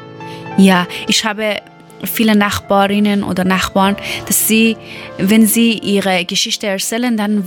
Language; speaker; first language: German; non-native, learner; Persian